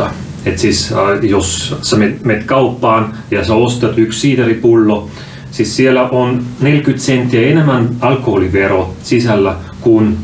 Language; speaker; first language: Finnish; non-native, fluent; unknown